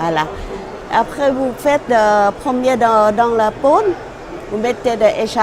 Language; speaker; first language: French; non-native, learner; Thai